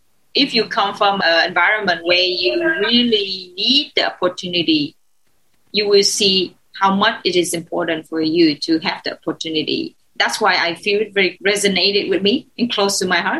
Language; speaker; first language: English; non-native, fluent; Vietnamese